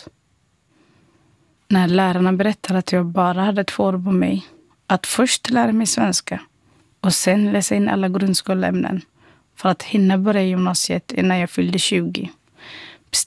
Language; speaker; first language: Swedish; non-native, fluent; Somali